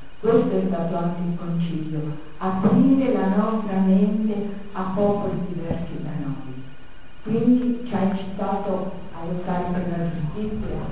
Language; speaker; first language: Italian; native; Italian